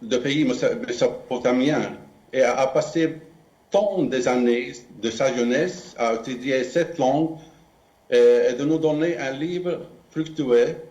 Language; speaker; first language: French; non-native, fluent; Arabic